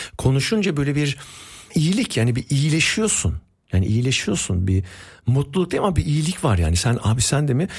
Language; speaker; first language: Turkish; early bilingual, heritage; Turkish